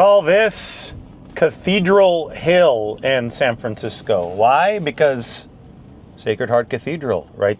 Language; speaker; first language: English; native; English